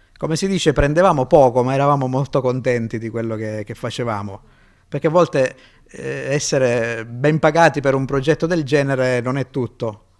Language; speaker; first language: Italian; native; Italian